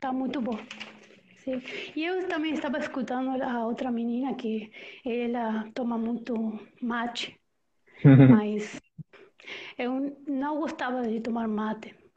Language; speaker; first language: Portuguese; non-native, learner; Spanish